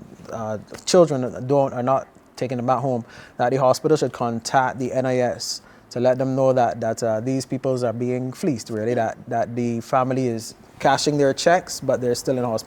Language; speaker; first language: English; native; English